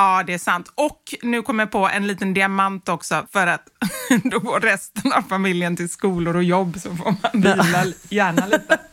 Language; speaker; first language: Swedish; native; Swedish